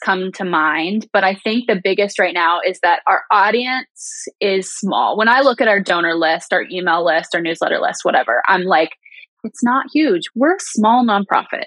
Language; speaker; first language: English; native; English